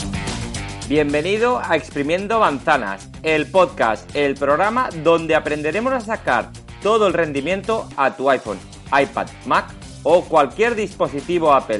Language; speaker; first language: Spanish; native; Spanish